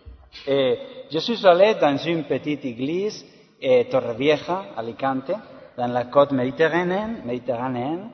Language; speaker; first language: French; non-native, learner; Spanish